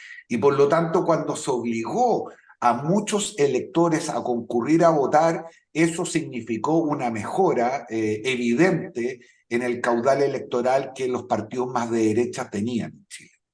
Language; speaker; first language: Spanish; native; Spanish